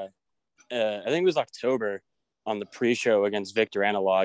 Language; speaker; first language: English; native; English